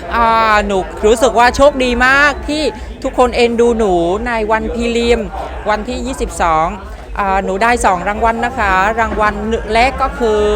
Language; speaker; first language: Thai; non-native, fluent; Vietnamese